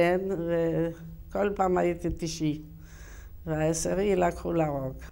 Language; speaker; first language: Hebrew; non-native, learner; Yiddish